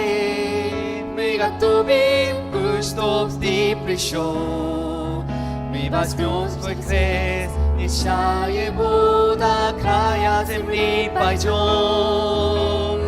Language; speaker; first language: Russian; non-native, learner; Korean